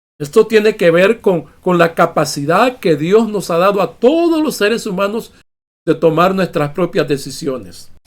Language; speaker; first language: Spanish; native; Spanish